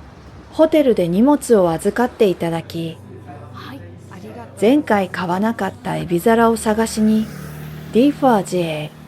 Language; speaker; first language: Japanese; native; Japanese